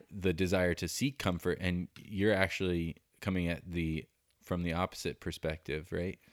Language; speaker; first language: English; native; English